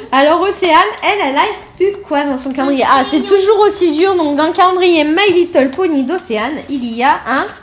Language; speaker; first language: French; native; French